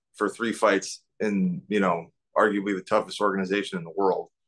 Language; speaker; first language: English; native; English